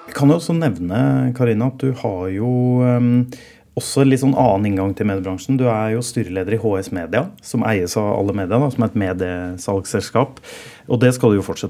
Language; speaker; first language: Norwegian; native; Norwegian